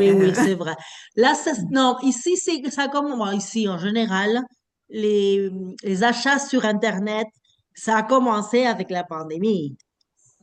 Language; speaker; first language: French; non-native, fluent; Spanish